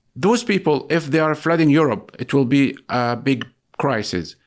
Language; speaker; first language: English; non-native, fluent; Arabic